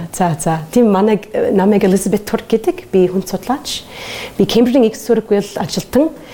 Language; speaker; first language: Mongolian; non-native, learner; English